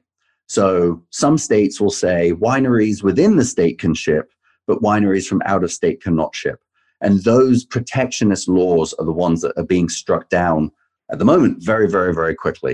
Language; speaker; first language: English; native; English